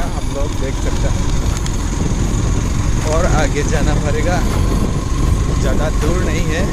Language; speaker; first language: Hindi; non-native, local second language; Karbi